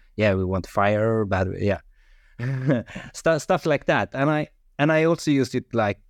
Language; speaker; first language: English; non-native, fluent; Swedish